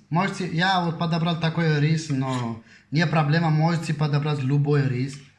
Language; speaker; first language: Russian; non-native, fluent; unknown